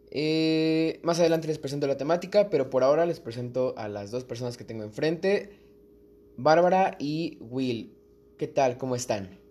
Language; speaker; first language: Spanish; native; Spanish